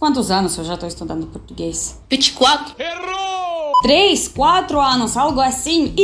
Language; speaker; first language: Portuguese; non-native, fluent; Russian